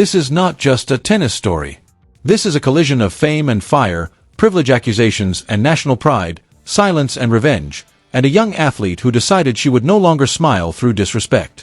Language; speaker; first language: English; native; English